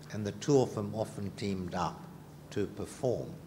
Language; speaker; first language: English; non-native, fluent; Hungarian